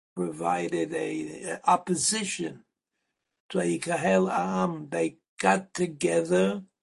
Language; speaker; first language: English; native; English